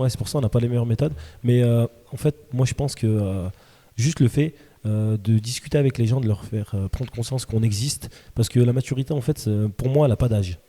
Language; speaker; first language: French; native; French